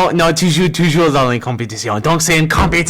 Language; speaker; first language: French; non-native, learner; English